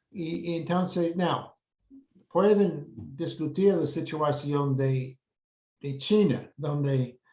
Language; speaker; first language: Spanish; non-native, fluent; English